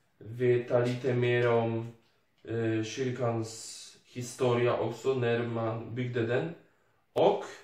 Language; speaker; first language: Swedish; non-native, fluent; Polish